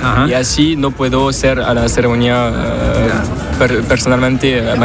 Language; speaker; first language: Spanish; non-native, learner; French